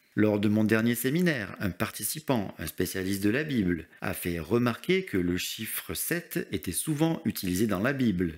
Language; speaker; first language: French; native; French